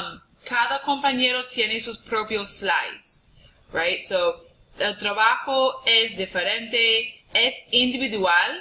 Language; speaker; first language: Spanish; non-native, fluent; English